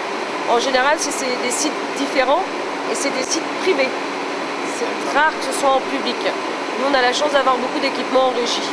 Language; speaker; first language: French; native; French